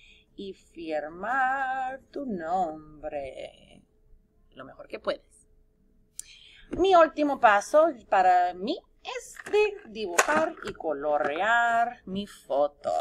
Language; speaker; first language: Spanish; non-native, fluent; English